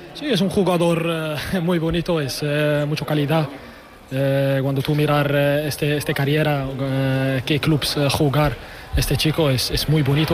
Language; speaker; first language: Spanish; non-native, learner; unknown